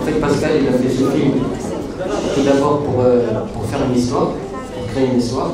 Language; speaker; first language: French; native; French